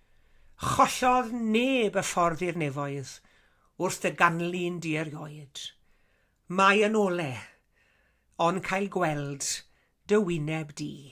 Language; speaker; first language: Welsh; native; Welsh